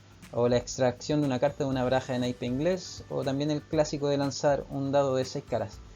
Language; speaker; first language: Spanish; native; Spanish